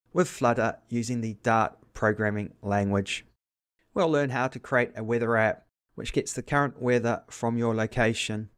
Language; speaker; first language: English; native; English